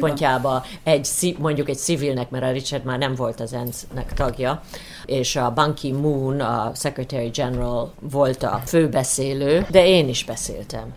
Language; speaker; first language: Hungarian; early bilingual, heritage; Hungarian